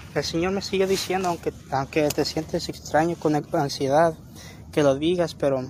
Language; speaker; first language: Spanish; early bilingual, heritage; Spanish